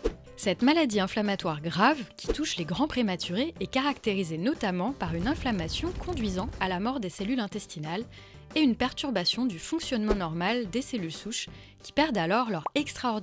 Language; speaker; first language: French; early bilingual, other home language; Arabic